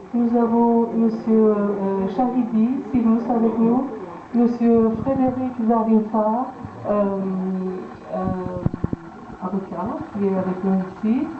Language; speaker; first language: French; non-native, fluent; Persian